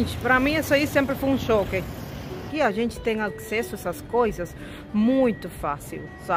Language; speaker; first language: Portuguese; non-native, fluent; Spanish